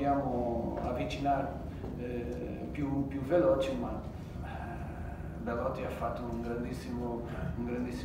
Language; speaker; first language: Italian; non-native, fluent; Portuguese